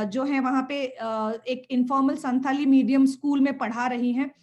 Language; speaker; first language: Hindi; non-native, local second language; Bangla